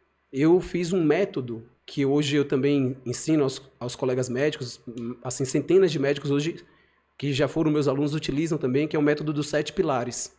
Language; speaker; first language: Portuguese; native; Portuguese